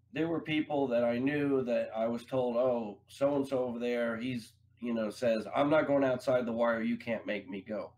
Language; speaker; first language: English; native; English